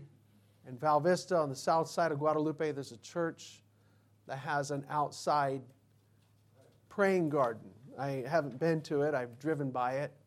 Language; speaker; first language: English; native; English